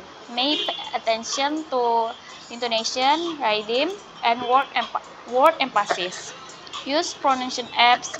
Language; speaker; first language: English; non-native, learner; Indonesian